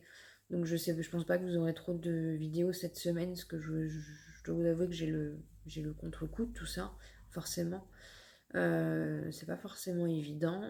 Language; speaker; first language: French; native; French